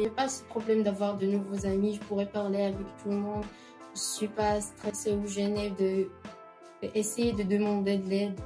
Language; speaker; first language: French; non-native, learner; Arabic